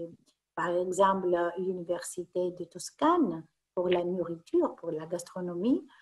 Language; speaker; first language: French; non-native, fluent; Greek